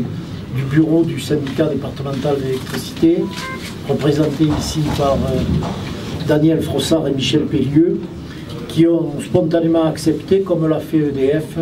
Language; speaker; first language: French; native; French